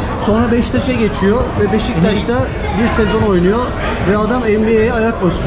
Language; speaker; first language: Turkish; native; Turkish